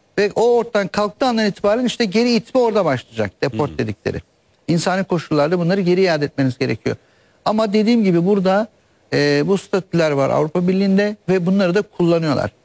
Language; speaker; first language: Turkish; native; Turkish